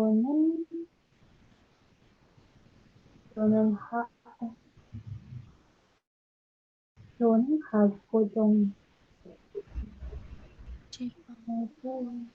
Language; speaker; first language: Korean; non-native, learner; Indonesian